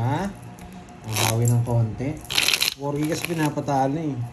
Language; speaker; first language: Filipino; native; Filipino